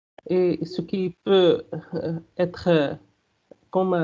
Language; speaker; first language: French; non-native, local second language; Arabic